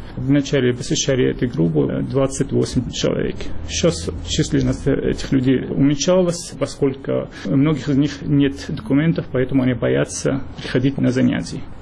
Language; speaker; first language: Russian; non-native, fluent; Arabic